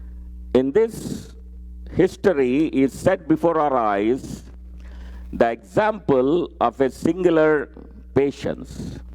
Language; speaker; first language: English; non-native, local second language; Telugu